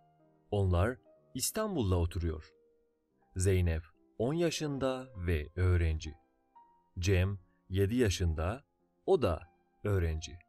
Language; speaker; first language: Turkish; non-native, fluent; Persian